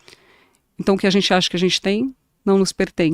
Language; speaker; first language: Portuguese; native; Portuguese